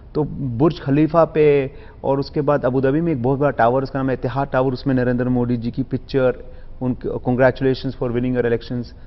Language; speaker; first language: Hindi; early bilingual, heritage; Punjabi